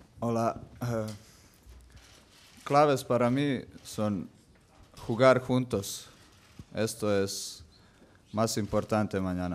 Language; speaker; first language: Spanish; non-native, learner; Croatian